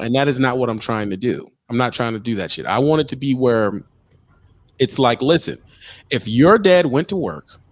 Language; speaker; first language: English; native; English